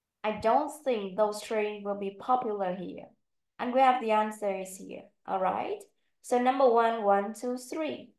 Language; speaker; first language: English; non-native, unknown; Vietnamese